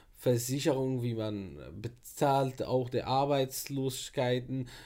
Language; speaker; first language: German; non-native, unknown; Arabic